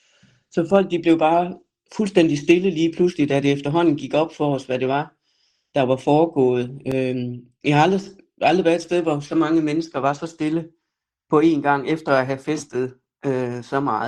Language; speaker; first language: Danish; native; Danish